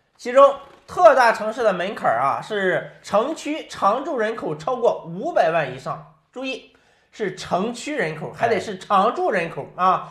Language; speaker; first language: Chinese; native; Chinese